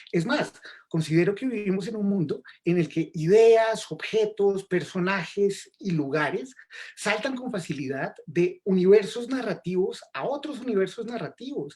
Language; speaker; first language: Spanish; native; Spanish